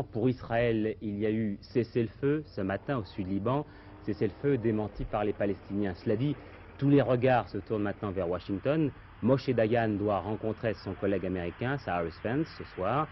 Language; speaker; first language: French; native; French